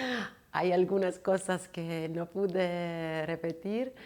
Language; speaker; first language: Spanish; non-native, fluent; Georgian